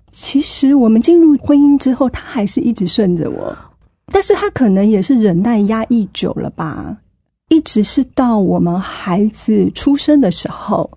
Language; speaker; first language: Chinese; native; Chinese